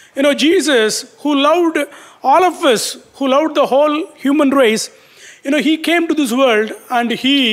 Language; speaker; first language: English; non-native, local second language; Tamil